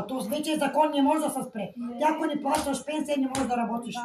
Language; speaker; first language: Bulgarian; non-native, local second language; Turkish